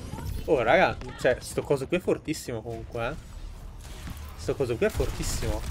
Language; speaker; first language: Italian; native; Italian